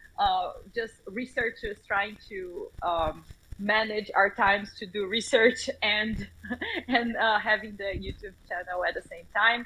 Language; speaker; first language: English; non-native, fluent; Portuguese